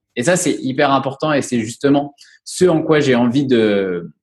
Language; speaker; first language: French; native; French